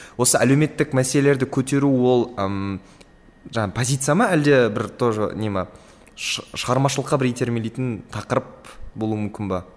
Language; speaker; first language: Kazakh; native; Kazakh